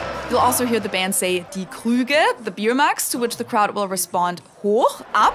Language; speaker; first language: English; non-native, fluent; German